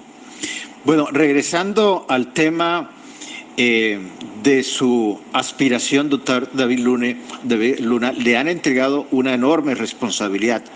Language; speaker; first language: Spanish; native; Spanish